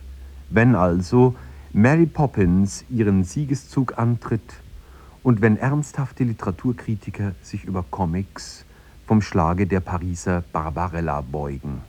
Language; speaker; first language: German; native; German